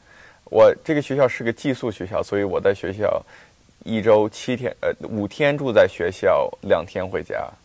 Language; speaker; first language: Chinese; early bilingual, heritage; Chinese